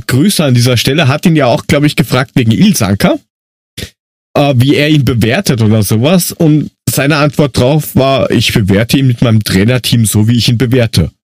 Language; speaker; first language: German; native; German